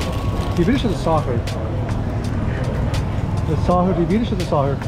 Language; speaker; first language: Russian; non-native, learner; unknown